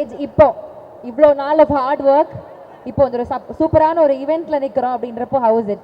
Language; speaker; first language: Tamil; native; Tamil